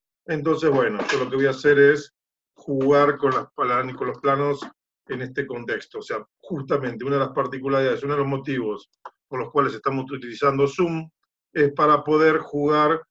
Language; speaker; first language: Spanish; native; Spanish